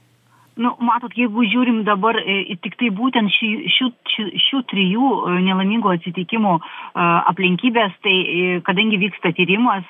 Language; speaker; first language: Lithuanian; native; Lithuanian